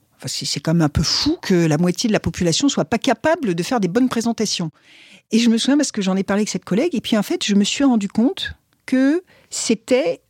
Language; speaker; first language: French; native; French